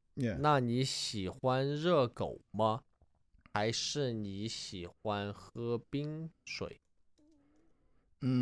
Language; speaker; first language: Chinese; non-native, learner; English